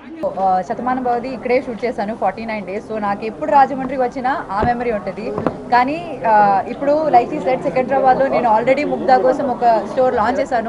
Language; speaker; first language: Telugu; non-native, fluent; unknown